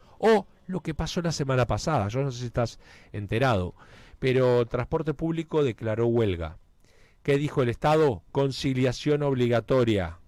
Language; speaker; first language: Spanish; native; Spanish